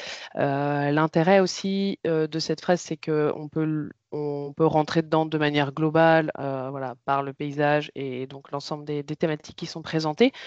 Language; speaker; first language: French; native; French